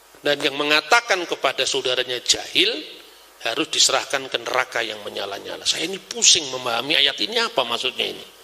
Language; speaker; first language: Indonesian; non-native, local second language; Javanese